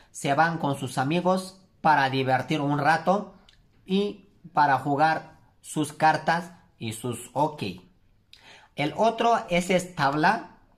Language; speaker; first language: Spanish; non-native, learner; Turkish